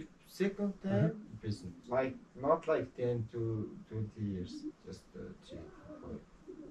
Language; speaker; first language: English; non-native, learner; Mongolian